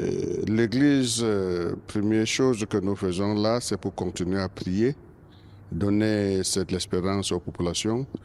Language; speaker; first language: French; non-native, local second language; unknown